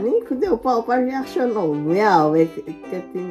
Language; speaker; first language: Korean; non-native, learner; Filipino